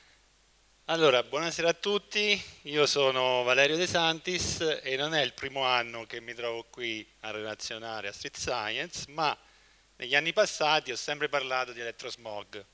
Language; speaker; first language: Italian; native; Italian